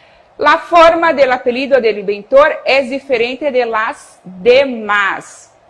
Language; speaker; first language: Spanish; non-native, fluent; Portuguese